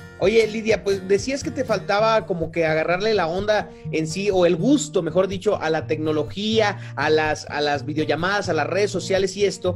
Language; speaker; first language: Spanish; native; Spanish